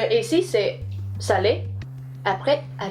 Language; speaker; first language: French; non-native, learner; Indonesian